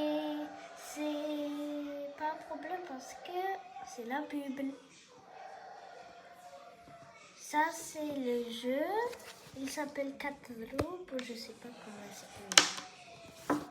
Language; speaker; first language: French; non-native, learner; German